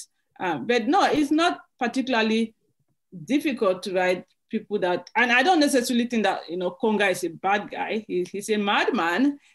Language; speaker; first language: English; native; English